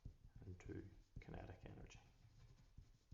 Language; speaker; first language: English; native; English